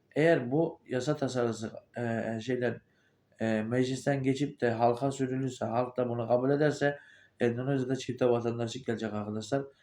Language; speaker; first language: Turkish; native; Turkish